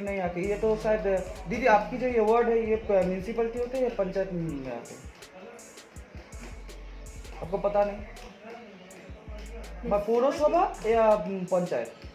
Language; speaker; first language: Hindi; native; Hindi